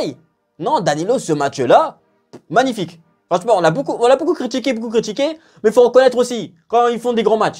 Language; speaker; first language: French; native; French